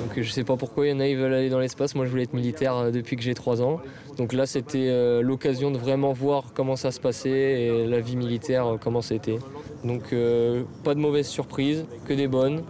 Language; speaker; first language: French; native; French